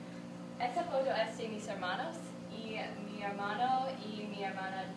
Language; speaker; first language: Spanish; non-native, learner; English